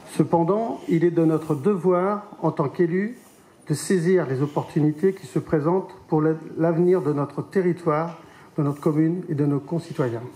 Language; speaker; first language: French; native; French